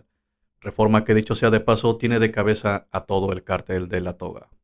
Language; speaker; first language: Spanish; native; Spanish